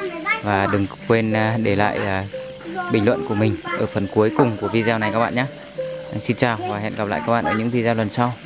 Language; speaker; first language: Vietnamese; native; Vietnamese